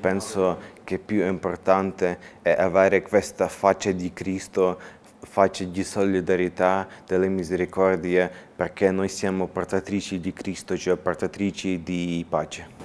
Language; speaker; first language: Italian; non-native, learner; Ukrainian